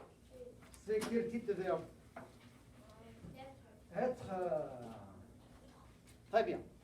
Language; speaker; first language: French; non-native, fluent; English